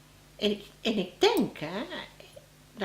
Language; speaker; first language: Dutch; non-native, learner; Spanish